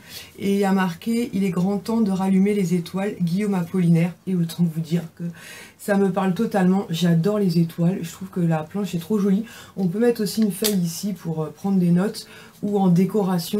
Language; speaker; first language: French; native; French